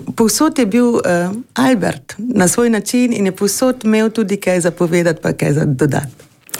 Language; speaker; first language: Slovenian; native; Slovenian